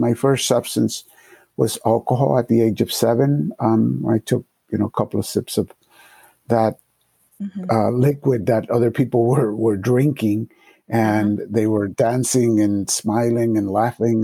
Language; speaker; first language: English; early bilingual, other home language; Spanish